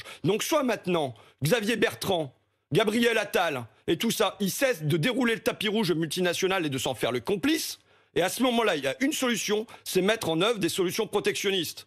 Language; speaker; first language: French; native; French